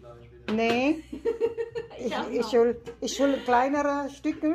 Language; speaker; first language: German; non-native, learner; Filipino